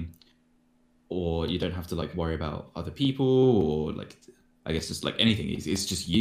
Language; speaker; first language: English; native; English